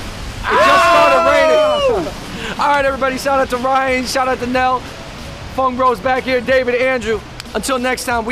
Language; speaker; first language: English; native; English